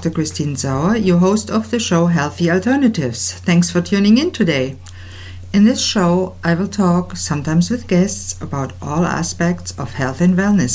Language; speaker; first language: English; non-native, fluent; German